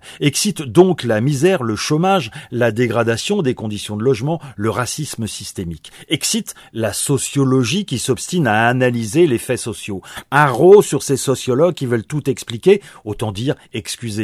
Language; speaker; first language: French; native; French